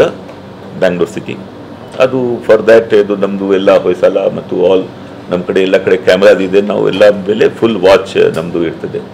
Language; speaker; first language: Kannada; non-native, fluent; Hindi